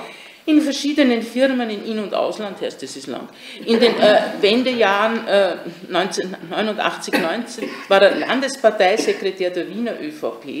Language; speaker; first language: German; native; German